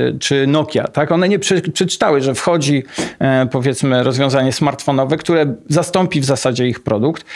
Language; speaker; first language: Polish; native; Polish